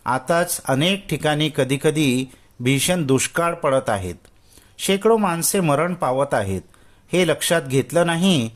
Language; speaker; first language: Marathi; non-native, local second language; Urdu